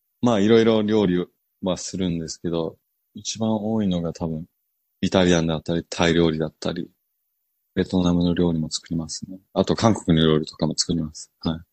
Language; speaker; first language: Japanese; early bilingual, heritage; Japanese